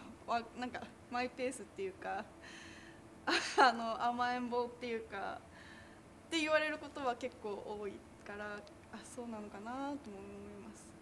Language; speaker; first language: Japanese; native; Japanese